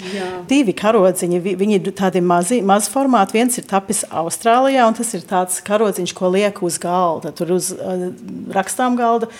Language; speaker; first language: Latvian; early bilingual, heritage; Latvian